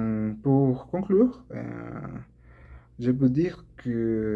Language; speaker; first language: French; non-native, learner; Spanish